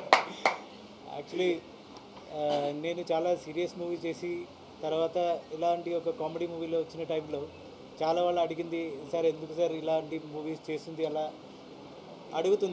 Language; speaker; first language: Telugu; non-native, fluent; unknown